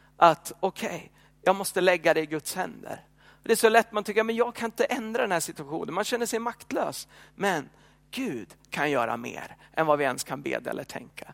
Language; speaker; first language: Swedish; native; Swedish